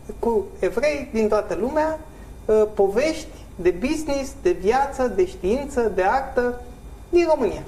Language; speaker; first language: Romanian; native; Romanian